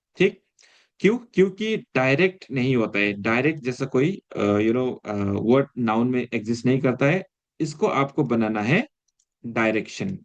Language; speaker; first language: Hindi; non-native, local second language; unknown